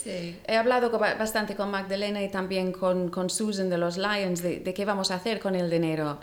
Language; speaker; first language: Spanish; non-native, learner; English